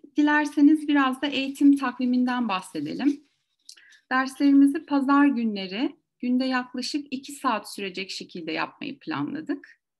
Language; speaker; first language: Turkish; native; Turkish